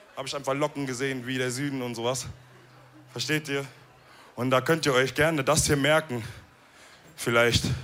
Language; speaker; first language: German; early bilingual, other home language; Wolof